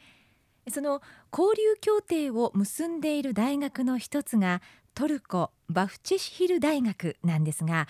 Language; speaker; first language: Japanese; native; Japanese